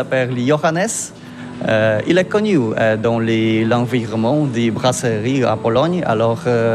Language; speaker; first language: French; non-native, learner; Polish